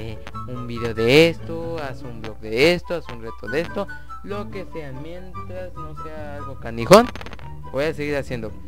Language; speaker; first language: Spanish; native; Spanish